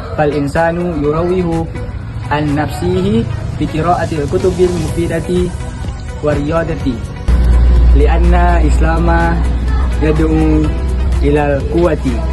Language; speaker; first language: Arabic; non-native, learner; Indonesian